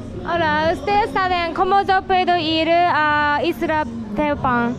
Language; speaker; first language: Spanish; non-native, learner; Japanese